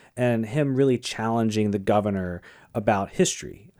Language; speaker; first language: English; native; English